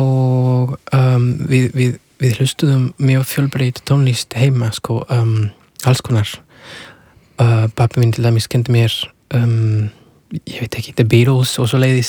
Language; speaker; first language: Icelandic; non-native, fluent; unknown